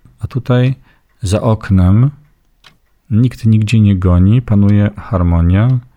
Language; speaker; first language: Polish; native; Polish